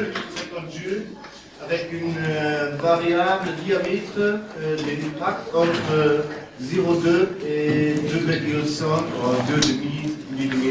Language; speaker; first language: French; non-native, learner; German